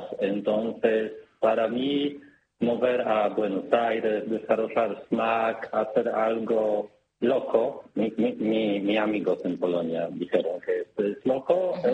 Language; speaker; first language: Spanish; non-native, learner; Polish